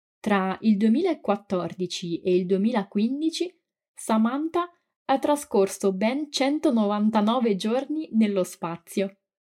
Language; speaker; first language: Italian; native; Italian